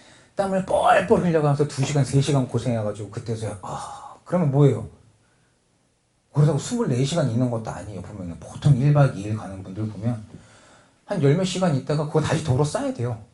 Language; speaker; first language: Korean; native; Korean